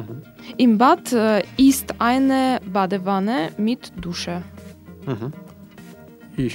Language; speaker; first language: German; non-native, learner; Russian